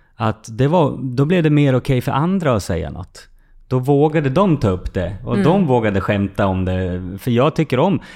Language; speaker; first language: Swedish; native; Swedish